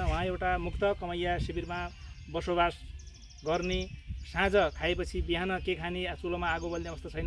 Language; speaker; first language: Nepali; native; Nepali